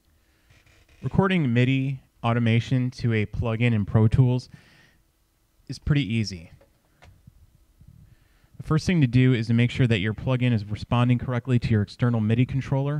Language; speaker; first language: English; native; English